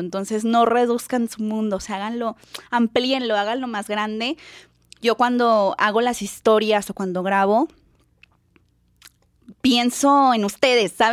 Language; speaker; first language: Spanish; native; Spanish